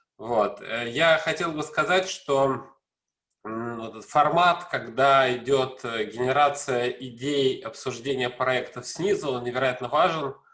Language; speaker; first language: Russian; native; Russian